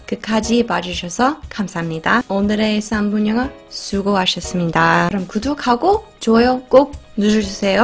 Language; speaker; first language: Korean; non-native, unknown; English